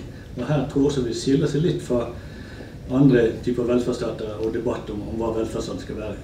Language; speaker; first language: Norwegian; native; Norwegian